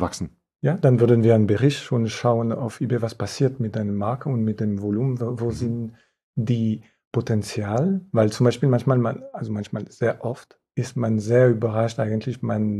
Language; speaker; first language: German; non-native, fluent; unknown